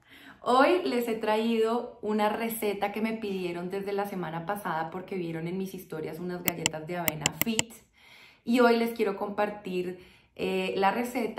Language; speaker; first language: Spanish; native; Spanish